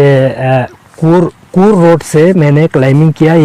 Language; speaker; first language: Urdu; non-native, local second language; Balti